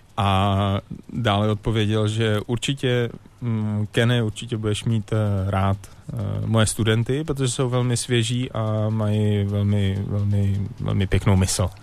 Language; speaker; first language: Czech; native; Czech